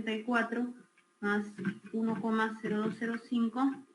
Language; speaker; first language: Spanish; native; Spanish